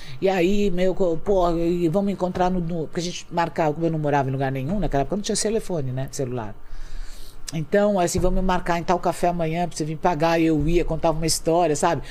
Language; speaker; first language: Portuguese; native; Portuguese